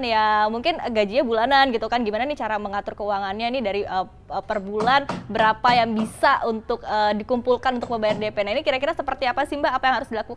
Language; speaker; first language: Indonesian; native; Indonesian